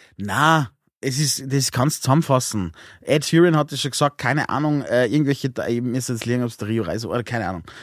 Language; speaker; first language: German; native; German